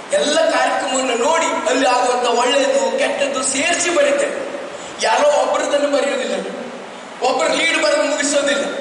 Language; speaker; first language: Kannada; native; Kannada